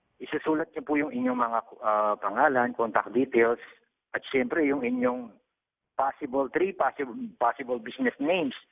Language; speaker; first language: Filipino; native; Filipino